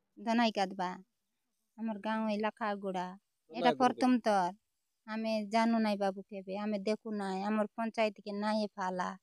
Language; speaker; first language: Odia; non-native, local second language; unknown